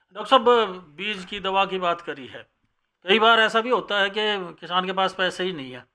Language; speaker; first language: Hindi; native; Hindi